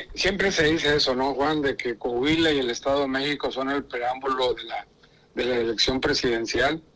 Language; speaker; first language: Spanish; native; Spanish